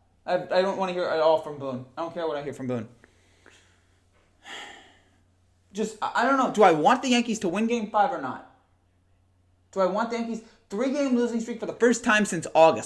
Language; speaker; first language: English; native; English